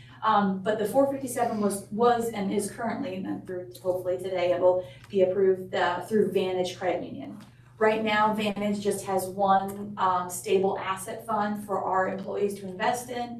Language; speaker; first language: English; native; English